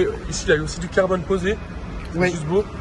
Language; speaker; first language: French; native; French